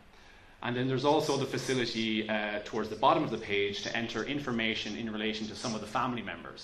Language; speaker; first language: English; native; English